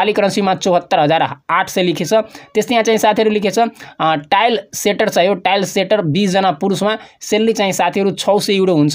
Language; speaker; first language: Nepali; non-native, local second language; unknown